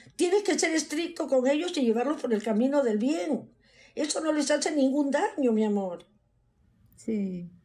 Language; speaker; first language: Spanish; native; Spanish